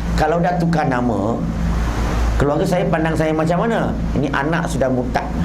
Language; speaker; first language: Malay; non-native, local second language; Chinese